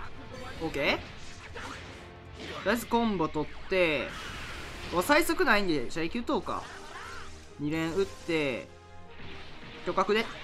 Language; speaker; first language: Japanese; native; Japanese